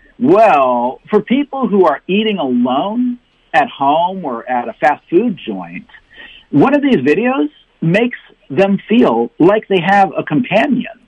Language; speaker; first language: English; native; English